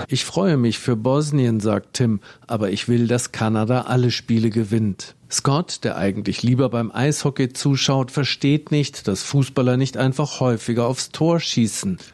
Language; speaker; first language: German; native; German